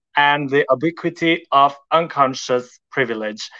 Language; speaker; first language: English; non-native, fluent; Albanian